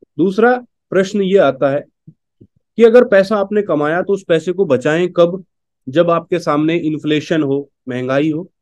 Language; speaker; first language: Hindi; native; Hindi